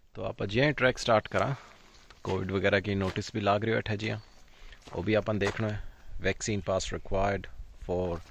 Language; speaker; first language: Hindi; native; Hindi